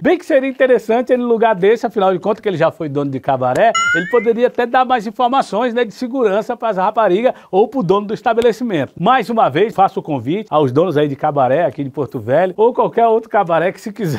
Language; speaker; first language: Portuguese; native; Portuguese